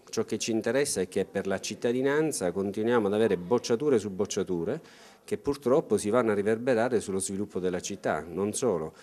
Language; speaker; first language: Italian; native; Italian